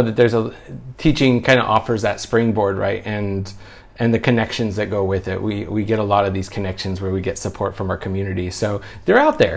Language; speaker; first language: English; native; English